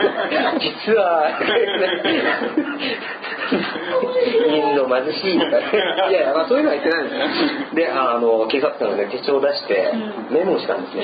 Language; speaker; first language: Japanese; non-native, fluent; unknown